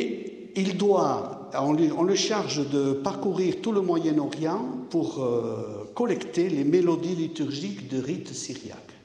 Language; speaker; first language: French; native; French